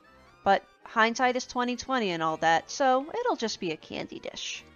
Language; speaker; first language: English; native; English